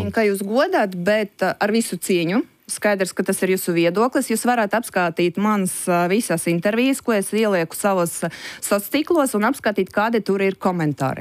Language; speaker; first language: Latvian; non-native, local second language; Russian